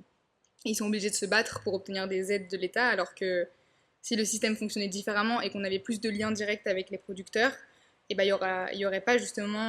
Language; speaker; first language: French; native; French